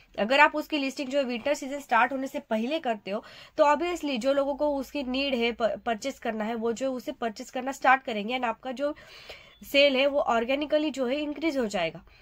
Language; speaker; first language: Hindi; native; Hindi